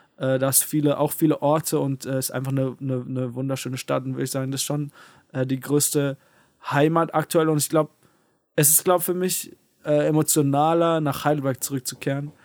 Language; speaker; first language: German; native; German